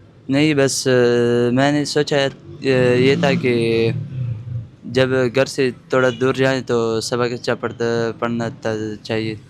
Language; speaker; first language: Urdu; non-native, local second language; Pashto